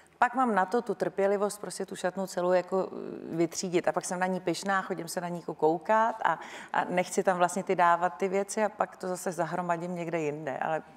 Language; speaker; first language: Czech; native; Czech